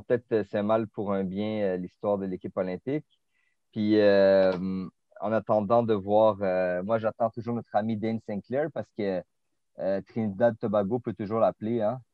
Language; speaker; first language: French; native; French